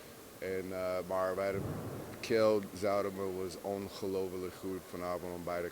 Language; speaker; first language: Dutch; non-native, fluent; English